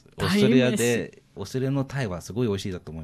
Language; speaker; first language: Japanese; non-native, learner; English